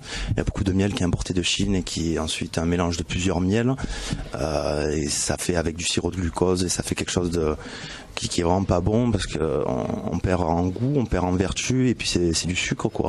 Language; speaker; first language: French; native; French